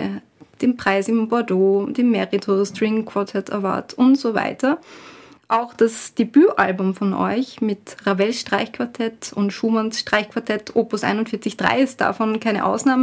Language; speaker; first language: German; native; German